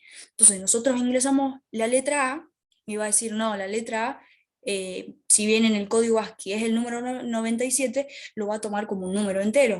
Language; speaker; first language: Spanish; native; Spanish